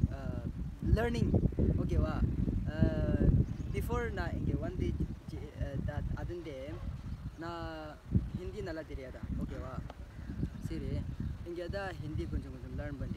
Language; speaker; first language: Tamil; non-native, learner; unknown